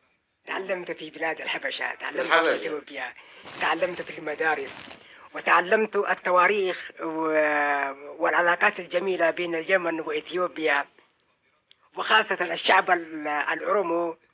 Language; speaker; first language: Arabic; non-native, fluent; Oromo